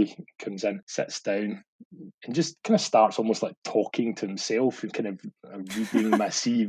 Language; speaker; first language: English; native; English